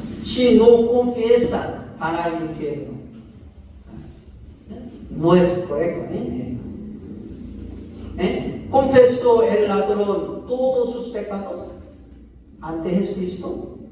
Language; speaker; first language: Spanish; non-native, fluent; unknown